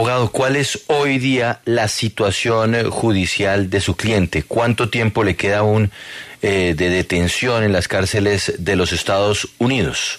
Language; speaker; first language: Spanish; native; Spanish